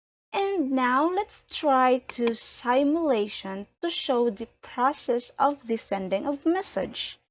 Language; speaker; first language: English; non-native, learner; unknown